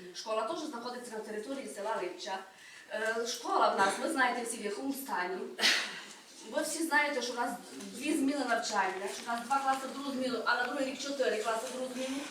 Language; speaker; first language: Ukrainian; native; Ukrainian